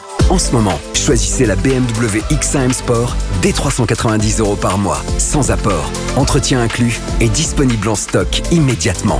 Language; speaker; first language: French; native; French